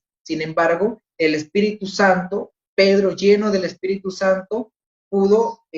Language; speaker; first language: Spanish; native; Spanish